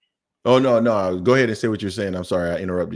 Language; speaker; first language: English; native; English